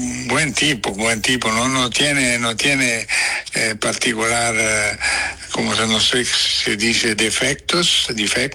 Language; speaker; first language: Spanish; non-native, fluent; Italian